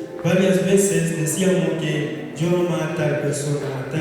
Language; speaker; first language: Spanish; non-native, fluent; Haitian Creole